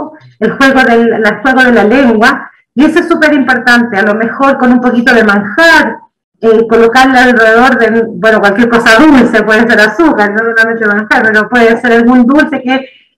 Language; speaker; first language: Spanish; native; Spanish